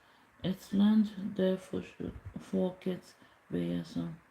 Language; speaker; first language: Swedish; non-native, learner; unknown